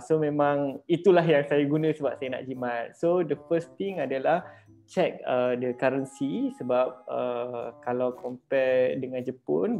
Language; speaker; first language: Malay; native; Malay